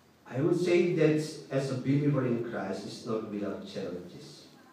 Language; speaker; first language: English; non-native, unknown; Indonesian